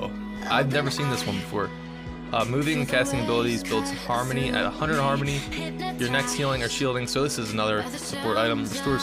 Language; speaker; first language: English; native; English